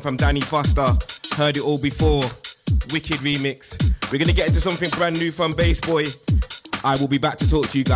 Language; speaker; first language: English; native; English